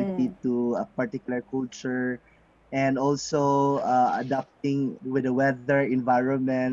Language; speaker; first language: English; non-native, local second language; Cebuano